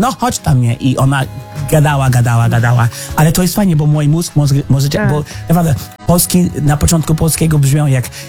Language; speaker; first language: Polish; non-native, learner; English